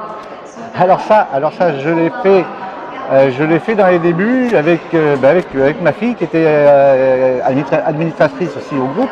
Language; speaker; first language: French; native; French